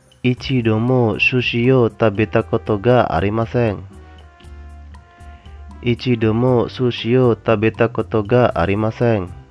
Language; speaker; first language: Japanese; non-native, fluent; Indonesian